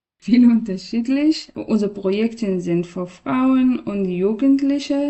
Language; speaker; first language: German; non-native, fluent; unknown